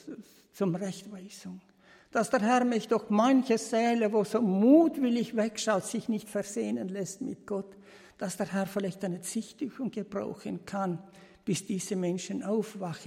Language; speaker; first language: German; early bilingual, heritage; German